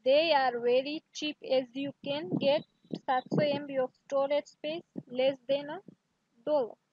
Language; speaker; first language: English; non-native, local second language; Gujarati